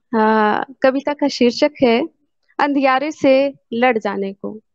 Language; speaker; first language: Hindi; native; Hindi